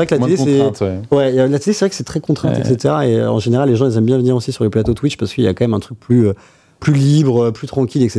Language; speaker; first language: French; native; French